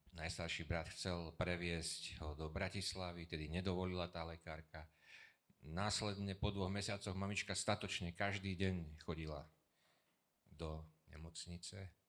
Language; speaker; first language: Slovak; native; Slovak